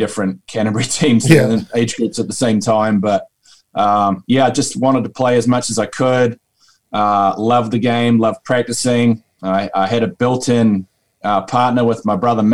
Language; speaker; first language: English; native; English